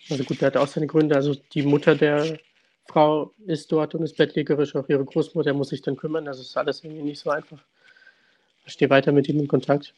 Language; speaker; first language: German; early bilingual, other home language; Russian